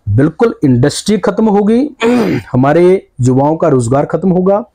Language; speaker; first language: Hindi; native; Hindi